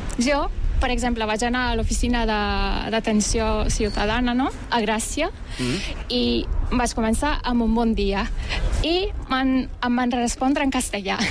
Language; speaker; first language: Catalan; non-native, fluent; Turkish